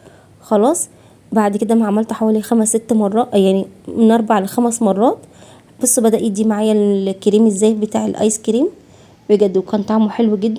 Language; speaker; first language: Arabic; native; Arabic